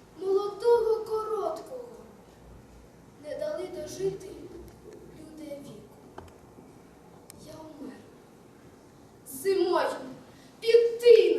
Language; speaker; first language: Ukrainian; native; Ukrainian